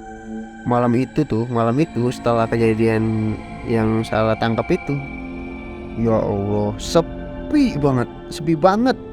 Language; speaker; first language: Indonesian; native; Indonesian